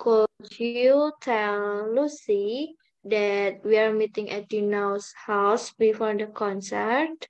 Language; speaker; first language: English; non-native, learner; Indonesian